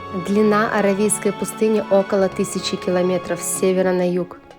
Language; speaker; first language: Russian; native; Russian